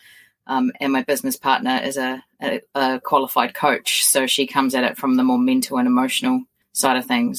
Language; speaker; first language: English; native; English